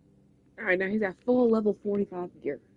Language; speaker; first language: English; native; English